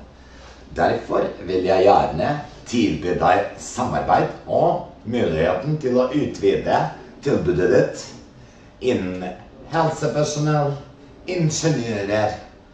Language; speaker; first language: Norwegian; non-native, fluent; Serbian